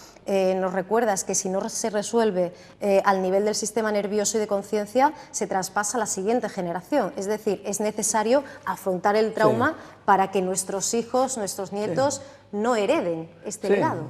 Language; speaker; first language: Spanish; native; Spanish